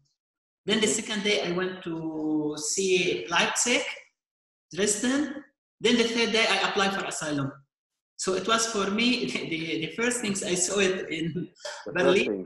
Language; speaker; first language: English; non-native, fluent; Arabic